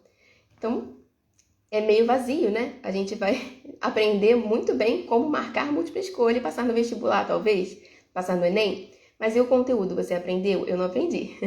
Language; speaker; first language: Portuguese; native; Portuguese